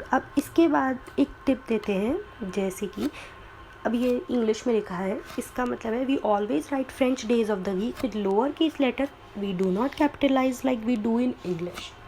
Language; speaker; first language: Hindi; native; Hindi